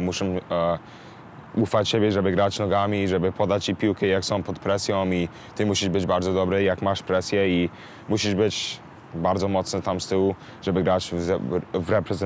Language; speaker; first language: Polish; early bilingual, heritage; English